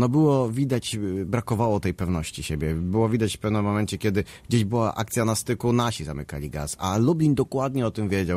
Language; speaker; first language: Polish; native; Polish